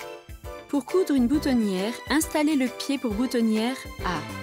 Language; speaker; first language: French; native; French